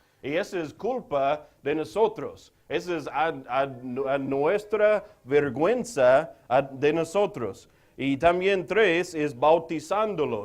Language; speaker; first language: Spanish; non-native, fluent; English